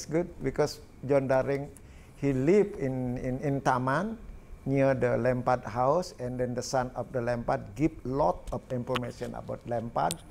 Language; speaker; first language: English; non-native, learner; Balinese